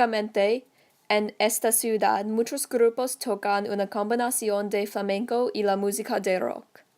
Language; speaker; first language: Spanish; non-native, learner; English